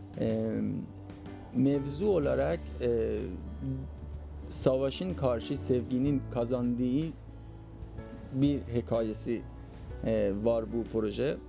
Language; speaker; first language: Turkish; non-native, fluent; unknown